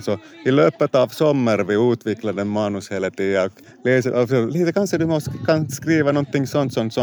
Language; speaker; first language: Swedish; non-native, local second language; Finnish